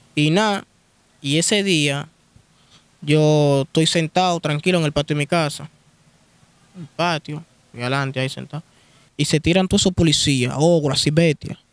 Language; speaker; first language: Spanish; native; Spanish